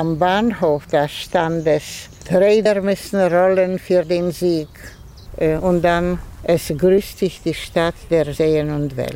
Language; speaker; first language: German; non-native, fluent; Polish